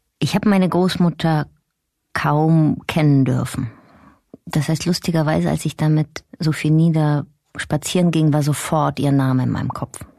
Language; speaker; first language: German; early bilingual, other home language; Russian